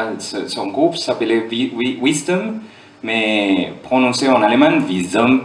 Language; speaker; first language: French; non-native, fluent; German